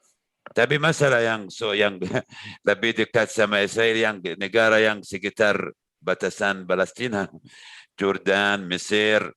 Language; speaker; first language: Indonesian; non-native, learner; Arabic